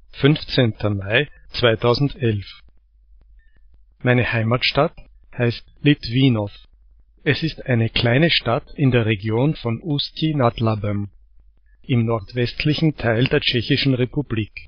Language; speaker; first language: German; non-native, fluent; Czech